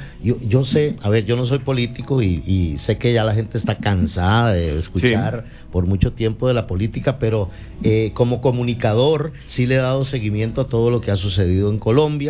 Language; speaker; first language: Spanish; native; Spanish